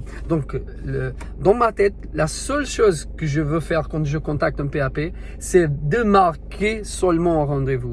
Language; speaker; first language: French; non-native, learner; Portuguese